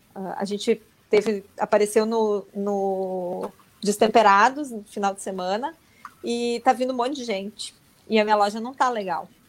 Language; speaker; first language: Portuguese; native; Portuguese